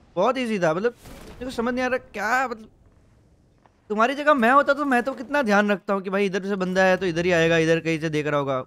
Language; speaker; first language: Hindi; non-native, local second language; Gujarati